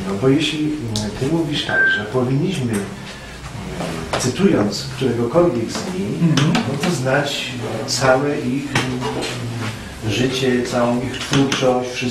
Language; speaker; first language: Polish; native; Polish